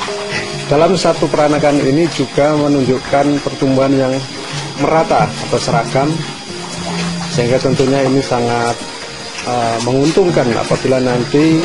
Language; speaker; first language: Indonesian; native; Indonesian